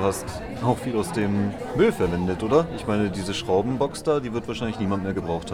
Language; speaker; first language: German; native; German